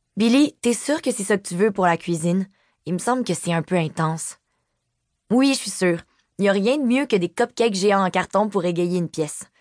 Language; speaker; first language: French; native; French